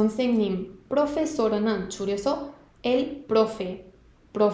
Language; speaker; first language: Spanish; non-native, fluent; Korean